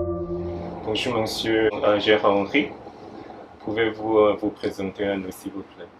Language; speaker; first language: French; non-native, fluent; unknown